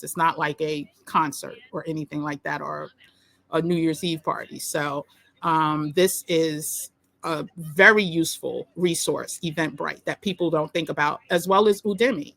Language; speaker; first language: English; native; English